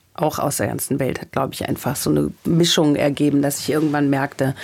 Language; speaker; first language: German; native; German